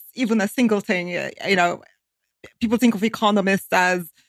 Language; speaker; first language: English; non-native, fluent; Turkish